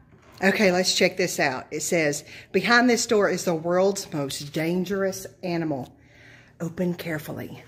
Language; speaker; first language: English; native; English